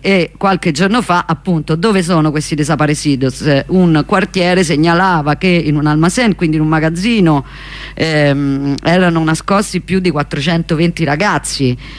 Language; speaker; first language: Italian; native; Italian